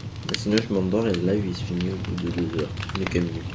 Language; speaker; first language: French; native; French